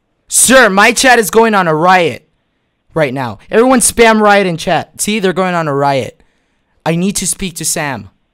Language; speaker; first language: English; native; English